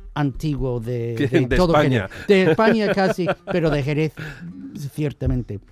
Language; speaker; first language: Spanish; non-native, fluent; English